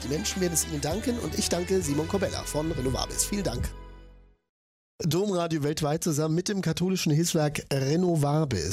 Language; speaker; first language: German; native; German